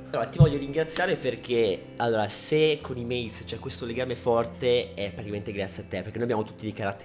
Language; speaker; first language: Italian; native; Italian